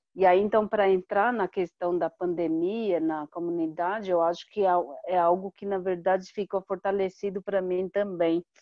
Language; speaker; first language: Portuguese; non-native, local second language; Guarani